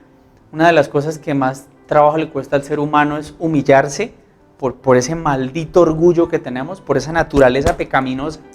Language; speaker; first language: Spanish; native; Spanish